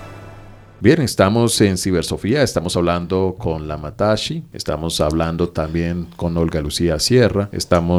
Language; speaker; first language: Spanish; native; Spanish